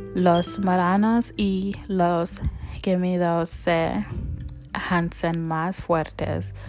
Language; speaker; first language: Spanish; non-native, learner; English